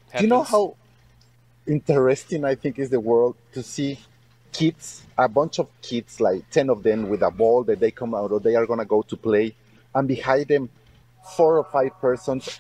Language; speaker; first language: English; non-native, learner; Spanish